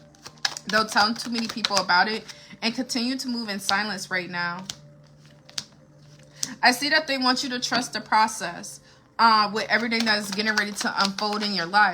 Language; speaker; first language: English; native; English